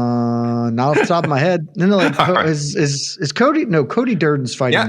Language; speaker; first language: English; native; English